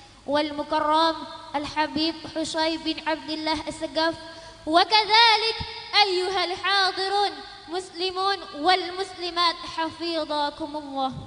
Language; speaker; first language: Arabic; non-native, learner; Indonesian